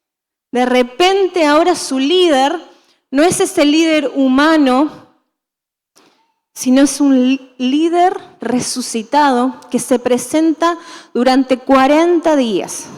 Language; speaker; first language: Spanish; native; Spanish